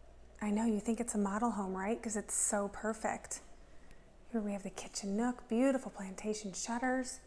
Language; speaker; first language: English; native; English